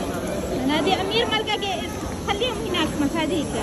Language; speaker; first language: Arabic; non-native, fluent; Urdu